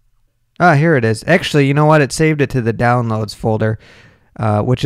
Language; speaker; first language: English; native; English